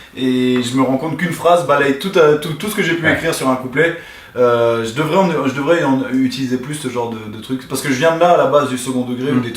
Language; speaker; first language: French; native; French